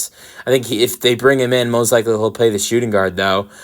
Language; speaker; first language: English; native; English